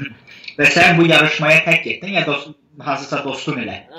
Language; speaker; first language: Azerbaijani; non-native, fluent; Turkish